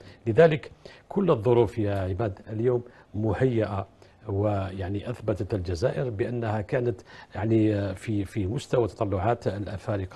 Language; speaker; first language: Arabic; native; Arabic